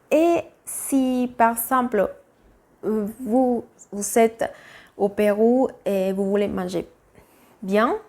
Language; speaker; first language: French; non-native, fluent; Spanish